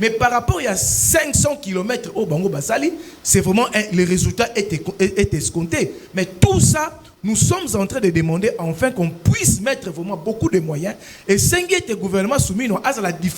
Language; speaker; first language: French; non-native, local second language; Lingala